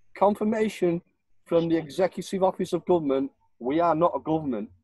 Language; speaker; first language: English; native; English